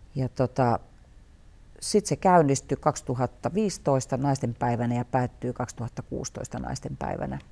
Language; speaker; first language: Finnish; native; Finnish